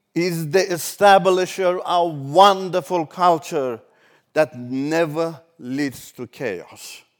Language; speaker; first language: English; non-native, fluent; Turkish